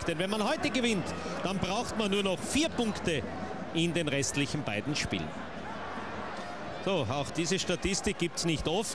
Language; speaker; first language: German; native; German